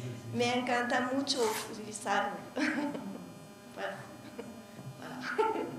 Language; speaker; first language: Spanish; non-native, learner; Hungarian